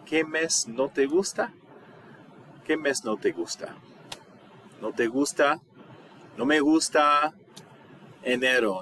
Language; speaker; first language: Spanish; non-native, fluent; English